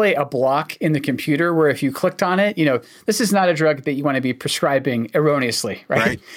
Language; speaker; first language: English; native; English